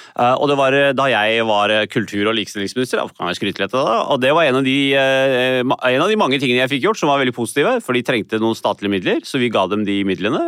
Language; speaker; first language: Norwegian; early bilingual, other home language; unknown